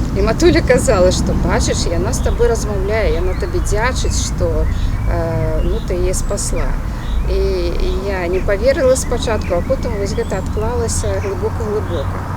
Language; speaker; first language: Belarusian; native; Belarusian